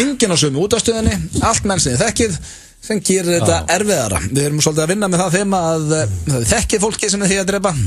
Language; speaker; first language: Icelandic; native; Icelandic